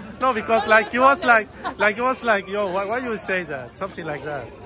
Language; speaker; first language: English; non-native, learner; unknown